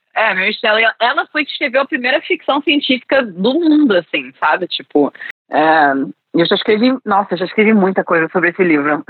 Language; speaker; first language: Portuguese; early bilingual, other home language; English